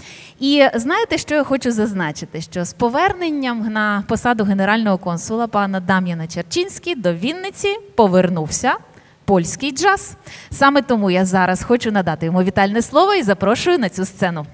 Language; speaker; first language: Ukrainian; native; Ukrainian